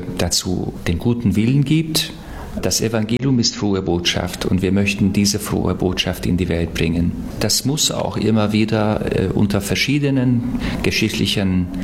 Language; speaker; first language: German; non-native, fluent; Hungarian